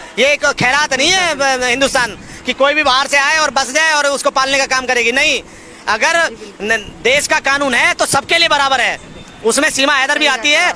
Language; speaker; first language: Hindi; native; Hindi